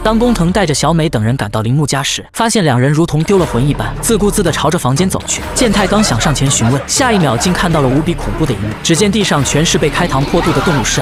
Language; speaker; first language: Chinese; native; Chinese